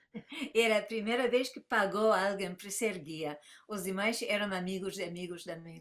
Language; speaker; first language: Portuguese; non-native, fluent; English